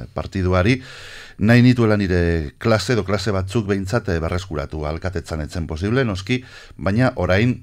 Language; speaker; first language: Basque; non-native, local second language; Spanish